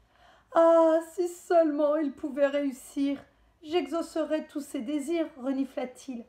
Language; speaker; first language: French; native; French